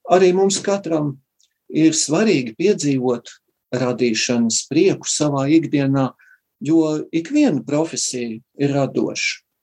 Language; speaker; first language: Latvian; native; Latvian